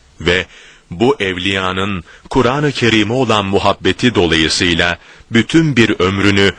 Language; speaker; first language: Turkish; native; Turkish